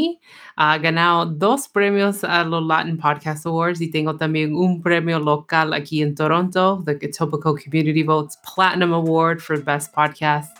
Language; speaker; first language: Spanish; early bilingual, heritage; Spanish